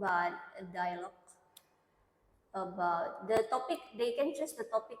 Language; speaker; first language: English; non-native, learner; Indonesian